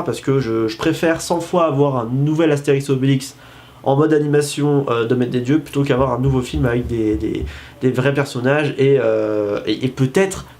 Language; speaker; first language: French; native; French